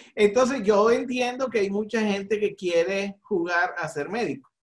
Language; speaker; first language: Spanish; native; Spanish